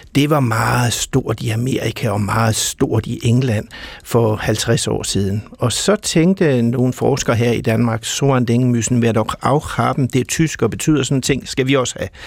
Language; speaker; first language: Danish; native; Danish